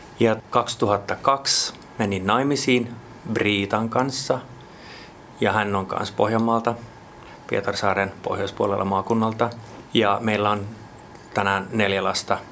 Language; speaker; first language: Finnish; non-native, local second language; Swedish